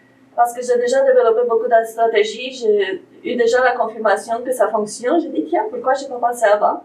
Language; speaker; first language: French; non-native, fluent; Romanian